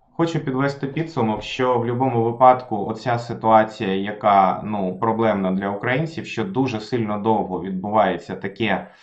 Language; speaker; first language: Ukrainian; non-native, local second language; Russian